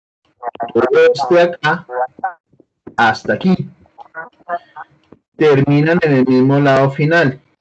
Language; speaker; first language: Spanish; native; Spanish